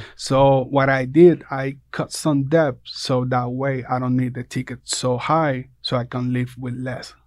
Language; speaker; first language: English; non-native, fluent; Spanish